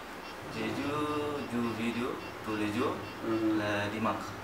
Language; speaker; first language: French; non-native, learner; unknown